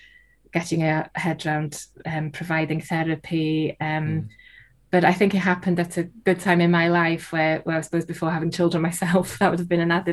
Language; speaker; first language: English; non-native, local second language; Welsh